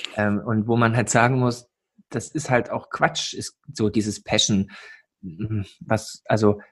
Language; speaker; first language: German; native; German